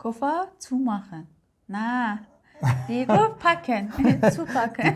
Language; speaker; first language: German; non-native, learner; Persian